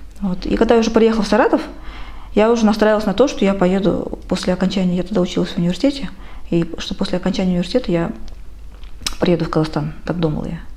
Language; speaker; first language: Russian; native; Russian